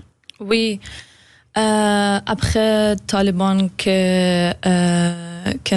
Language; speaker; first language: French; non-native, learner; Persian